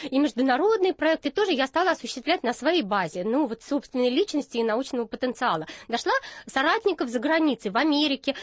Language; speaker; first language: Russian; native; Russian